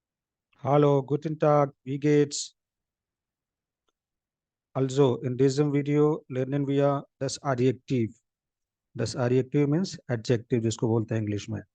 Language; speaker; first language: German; non-native, fluent; Hindi